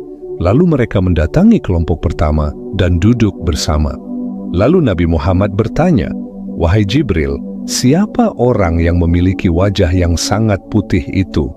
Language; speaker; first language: Indonesian; native; Indonesian